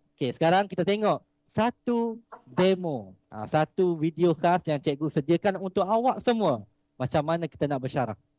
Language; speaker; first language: Malay; native; Malay